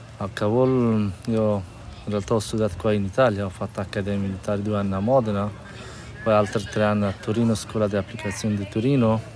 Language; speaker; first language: Italian; non-native, fluent; Persian